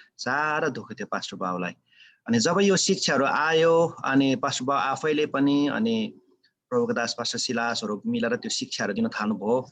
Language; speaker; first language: Nepali; native; Nepali